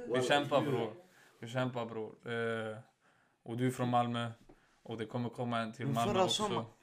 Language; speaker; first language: Swedish; early bilingual, other home language; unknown